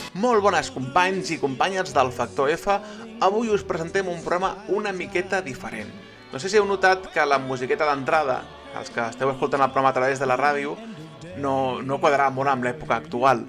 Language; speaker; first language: Catalan; native; Catalan